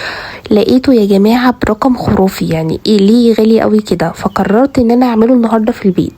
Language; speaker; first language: Arabic; native; Arabic